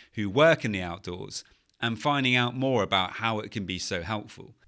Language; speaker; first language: English; native; English